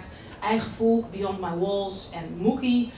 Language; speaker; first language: Dutch; native; Dutch